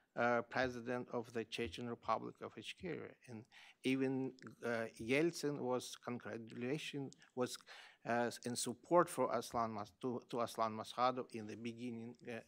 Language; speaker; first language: English; non-native, learner; Russian